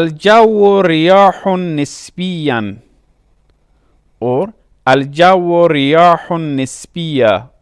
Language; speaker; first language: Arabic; non-native, fluent; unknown